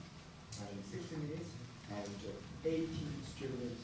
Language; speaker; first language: English; non-native, learner; Chinese